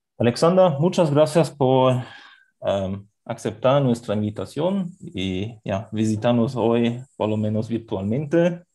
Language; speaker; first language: Spanish; non-native, fluent; German